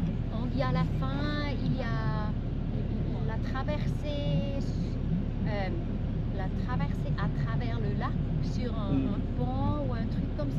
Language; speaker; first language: French; non-native, local second language; German